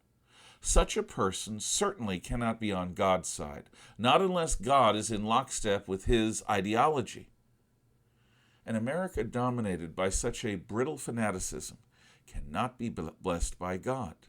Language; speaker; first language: English; native; English